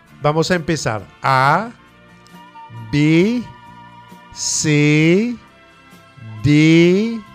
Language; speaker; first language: Spanish; non-native, fluent; French